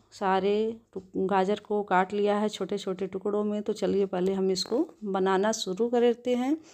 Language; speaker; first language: Hindi; native; Hindi